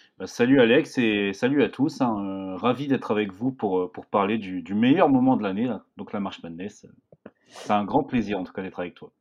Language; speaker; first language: French; native; French